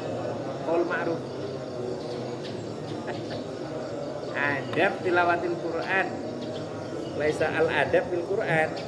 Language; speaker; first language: Arabic; non-native, fluent; Indonesian